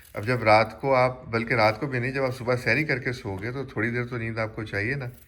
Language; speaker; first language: Urdu; native; Urdu